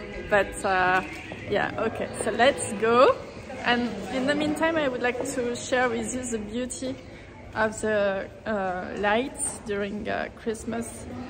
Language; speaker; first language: English; non-native, fluent; French